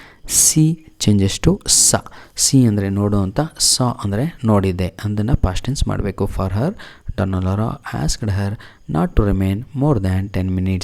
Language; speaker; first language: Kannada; native; Kannada